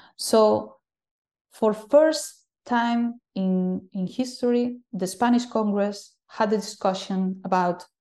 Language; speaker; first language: English; non-native, fluent; Galician